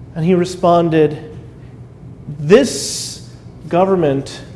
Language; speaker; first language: English; native; English